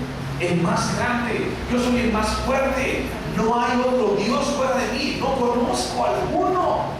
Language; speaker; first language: Spanish; native; Spanish